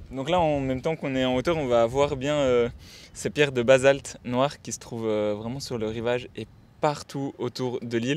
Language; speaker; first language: French; native; French